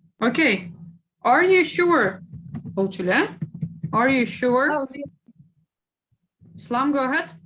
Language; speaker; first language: English; non-native, fluent; Kyrgyz